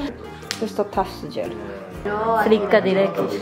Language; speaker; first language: Swedish; non-native, learner; Japanese